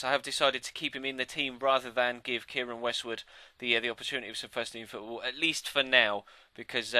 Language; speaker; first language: English; native; English